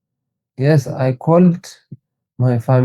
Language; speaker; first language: English; non-native, learner; Tigrinya